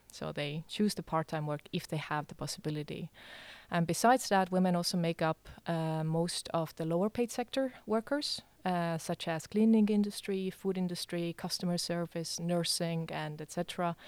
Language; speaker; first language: English; non-native, fluent; Estonian